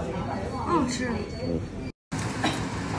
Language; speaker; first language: Chinese; non-native, learner; Vietnamese